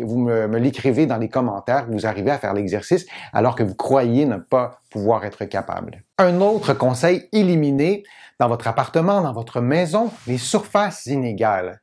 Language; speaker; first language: French; native; French